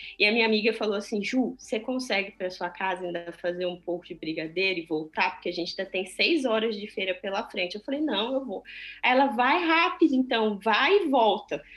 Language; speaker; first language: Portuguese; native; Portuguese